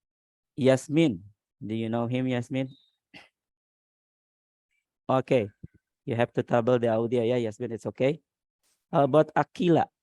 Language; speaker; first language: English; non-native, learner; Indonesian